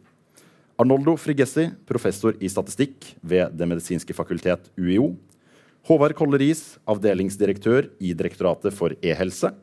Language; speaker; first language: Norwegian; native; Norwegian